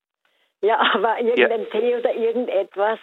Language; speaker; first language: German; native; German